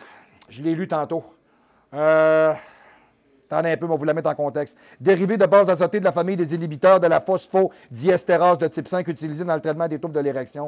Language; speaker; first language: French; native; French